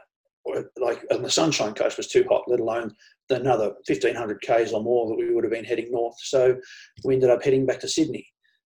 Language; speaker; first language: English; native; English